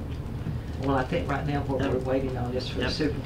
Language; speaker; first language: English; native; English